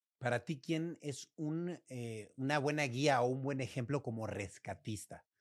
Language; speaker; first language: Spanish; native; Spanish